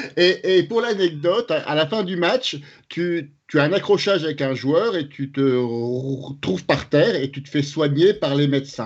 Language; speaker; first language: French; native; French